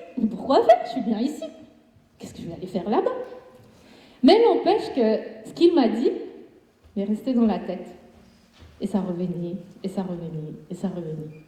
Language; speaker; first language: French; non-native, fluent; Spanish